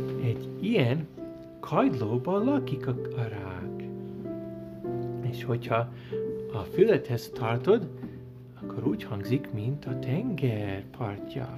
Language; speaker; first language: Hungarian; early bilingual, heritage; Hungarian